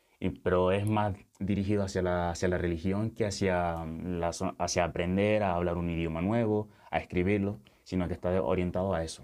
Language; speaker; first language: Spanish; early bilingual, other home language; Wolof